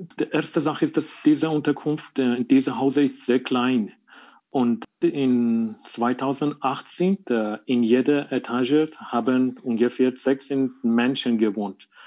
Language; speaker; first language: German; non-native, learner; Persian